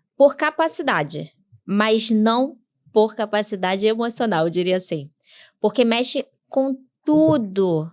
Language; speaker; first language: Portuguese; native; Portuguese